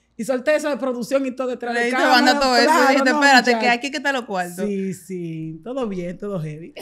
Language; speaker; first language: Spanish; native; Spanish